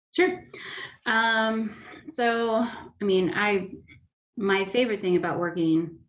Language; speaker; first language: English; native; English